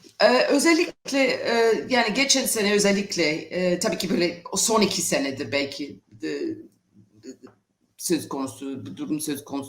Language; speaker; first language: Turkish; non-native, fluent; English